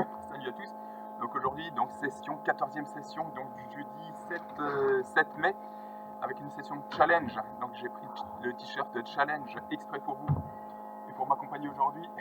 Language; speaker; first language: French; native; French